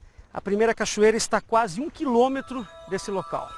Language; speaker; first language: Portuguese; native; Portuguese